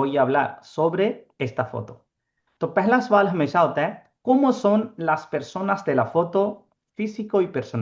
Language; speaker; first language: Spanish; non-native, fluent; Urdu